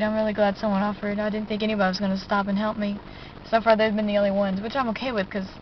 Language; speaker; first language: English; native; English